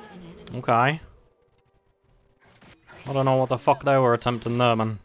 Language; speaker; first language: English; native; English